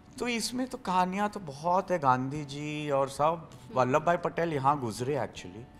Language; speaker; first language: Hindi; native; Hindi